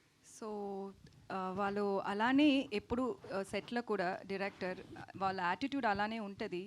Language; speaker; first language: Telugu; non-native, learner; Tamil